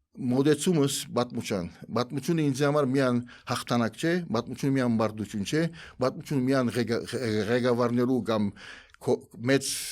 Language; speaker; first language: Armenian; native; Armenian